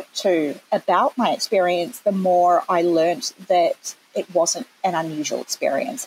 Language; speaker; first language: English; native; English